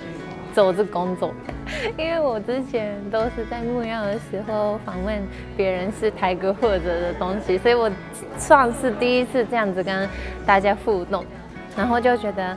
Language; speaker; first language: Chinese; non-native, fluent; Japanese